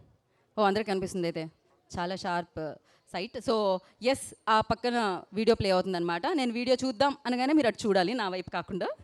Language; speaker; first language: Telugu; native; Telugu